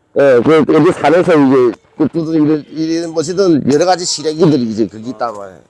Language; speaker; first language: Korean; native; Korean